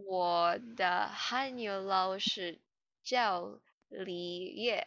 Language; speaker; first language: Chinese; non-native, learner; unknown